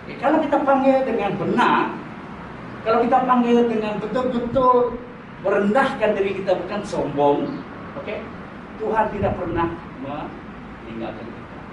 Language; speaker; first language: Malay; non-native, local second language; Iban